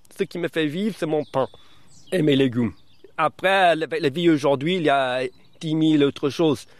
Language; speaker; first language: French; early bilingual, other home language; English